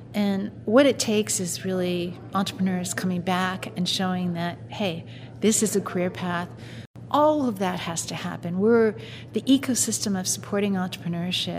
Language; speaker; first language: English; native; English